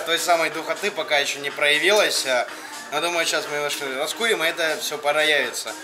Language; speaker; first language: Russian; native; Russian